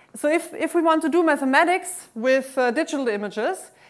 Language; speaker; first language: English; non-native, fluent; German